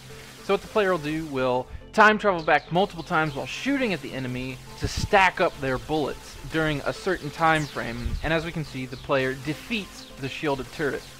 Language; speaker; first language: English; native; English